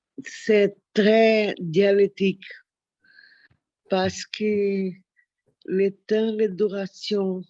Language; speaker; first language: French; non-native, learner; Portuguese